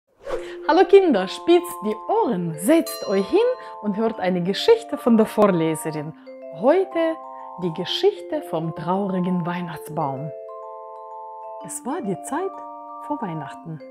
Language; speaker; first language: German; native; German